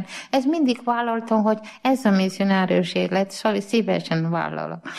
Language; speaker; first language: Hungarian; non-native, learner; Malayalam